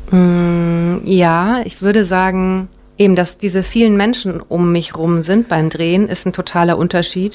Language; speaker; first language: German; early bilingual, other home language; Japanese